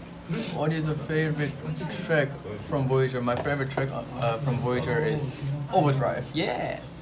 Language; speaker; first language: English; non-native, learner; German